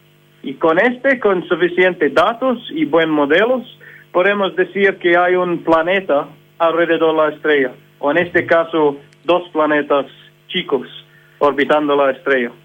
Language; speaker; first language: Spanish; non-native, fluent; English